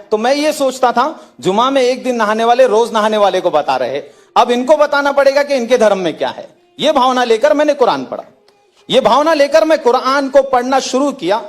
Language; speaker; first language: Hindi; native; Hindi